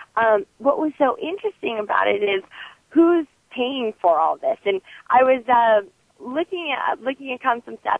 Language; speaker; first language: English; native; English